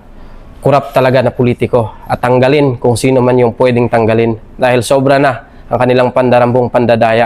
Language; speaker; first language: Filipino; native; Filipino